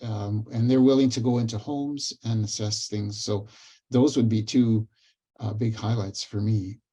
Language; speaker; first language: English; native; English